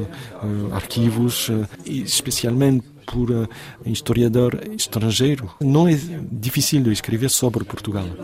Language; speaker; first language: Portuguese; non-native, fluent; French